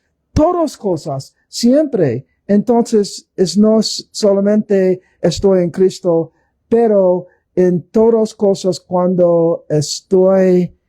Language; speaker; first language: Spanish; non-native, learner; English